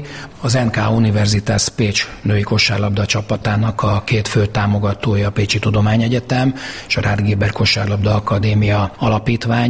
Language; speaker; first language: Hungarian; native; Hungarian